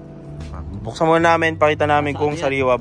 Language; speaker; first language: Filipino; native; Filipino